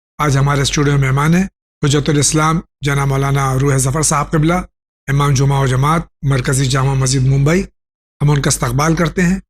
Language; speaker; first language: Urdu; native; Urdu